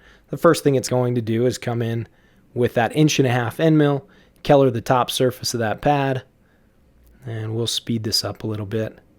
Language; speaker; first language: English; native; English